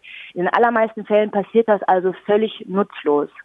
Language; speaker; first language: German; native; German